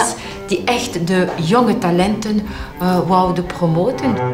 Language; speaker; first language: Dutch; non-native, local second language; French